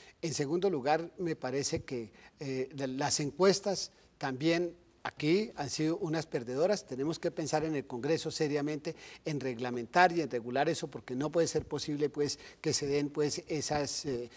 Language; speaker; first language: Spanish; native; Spanish